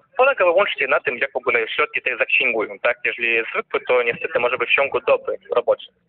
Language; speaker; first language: Polish; non-native, fluent; Russian